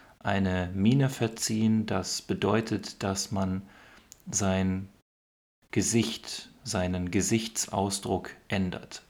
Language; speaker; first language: German; native; German